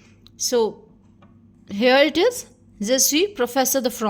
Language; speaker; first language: French; non-native, fluent; Hindi